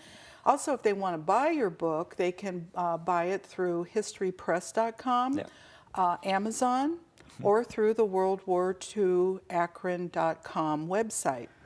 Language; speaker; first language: English; native; English